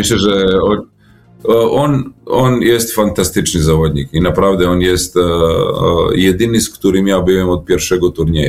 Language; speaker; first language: Polish; non-native, fluent; Serbian